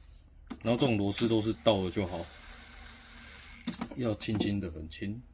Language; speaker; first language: Chinese; native; Chinese